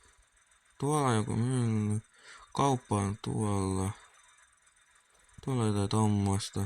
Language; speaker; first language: Finnish; native; Finnish